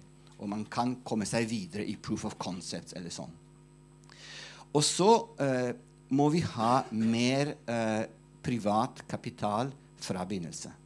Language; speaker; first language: Norwegian; non-native, fluent; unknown